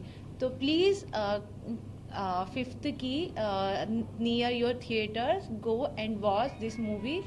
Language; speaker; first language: Telugu; non-native, learner; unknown